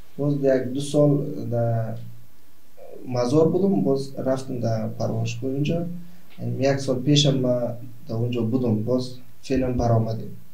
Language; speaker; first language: Persian; non-native, local second language; Turkmen